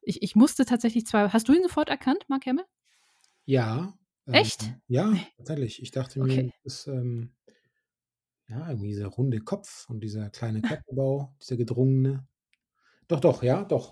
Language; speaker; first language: German; native; German